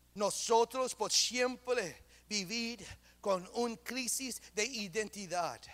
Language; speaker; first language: Spanish; non-native, learner; English